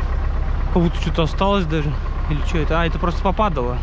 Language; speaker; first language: Russian; native; Russian